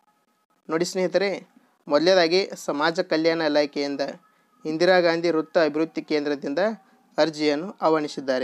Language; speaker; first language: Kannada; native; Kannada